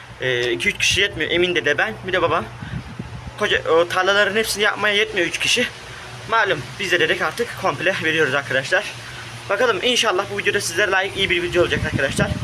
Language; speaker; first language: Turkish; native; Turkish